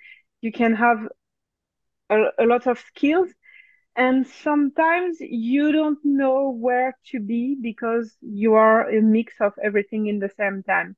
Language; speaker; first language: English; non-native, fluent; French